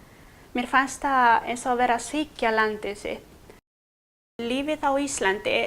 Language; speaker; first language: Icelandic; non-native, fluent; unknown